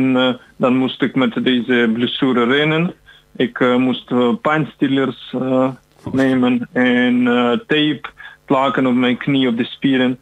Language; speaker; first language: Dutch; non-native, learner; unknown